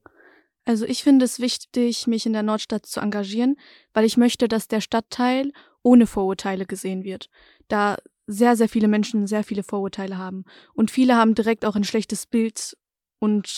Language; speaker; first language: German; native; German